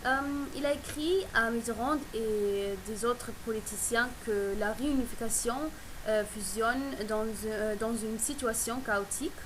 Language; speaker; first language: French; non-native, learner; German